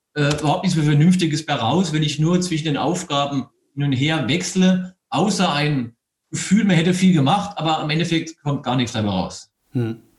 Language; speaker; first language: German; native; German